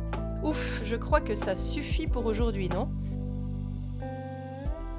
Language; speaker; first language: French; native; French